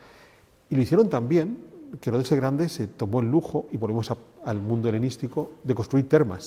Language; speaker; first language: Spanish; native; Spanish